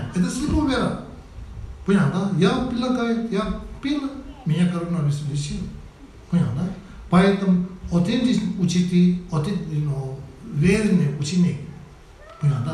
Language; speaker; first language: Russian; non-native, learner; Tibetan